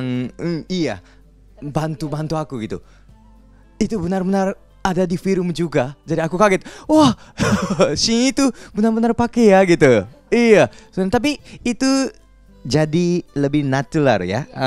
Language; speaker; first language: Indonesian; non-native, fluent; Japanese